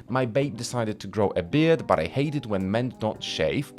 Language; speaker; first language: English; non-native, fluent; Polish